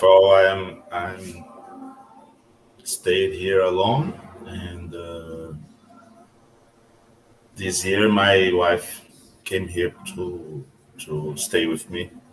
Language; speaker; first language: English; non-native, learner; Portuguese